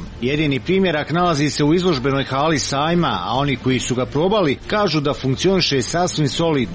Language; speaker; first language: Croatian; native; Croatian